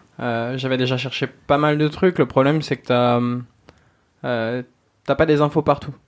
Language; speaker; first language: French; native; French